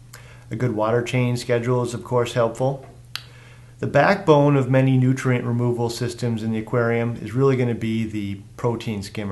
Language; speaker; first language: English; native; English